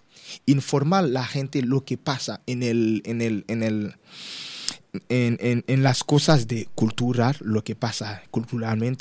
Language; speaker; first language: Spanish; non-native, learner; Haitian Creole